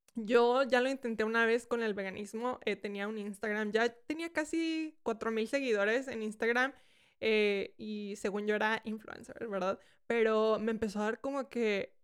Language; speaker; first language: Spanish; early bilingual, heritage; Spanish